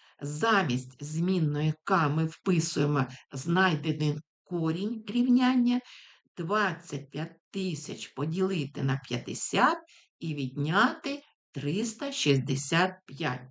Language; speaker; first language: Ukrainian; native; Ukrainian